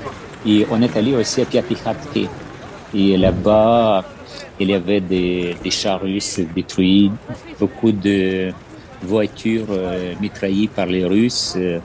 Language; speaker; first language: French; non-native, fluent; Ukrainian